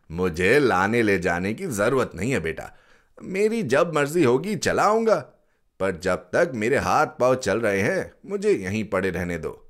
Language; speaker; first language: Hindi; native; Hindi